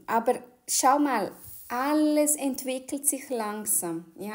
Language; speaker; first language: German; non-native, fluent; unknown